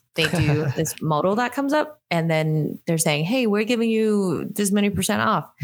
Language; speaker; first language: English; non-native, local second language; Cantonese